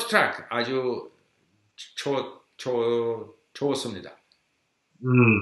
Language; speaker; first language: Korean; non-native, learner; English